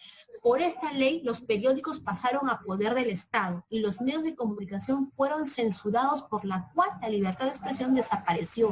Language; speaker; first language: Spanish; native; Spanish